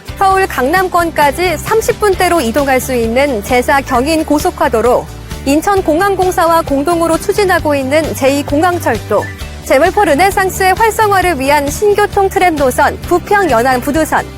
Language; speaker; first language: Korean; native; Korean